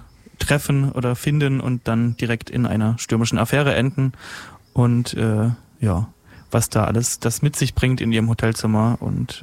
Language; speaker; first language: German; native; German